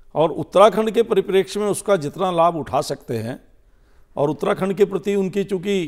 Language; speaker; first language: Hindi; native; Hindi